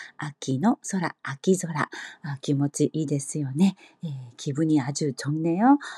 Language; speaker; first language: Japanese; native; Japanese